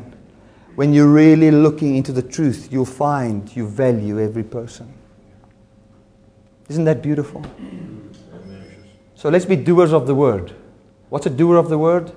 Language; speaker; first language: English; non-native, local second language; Afrikaans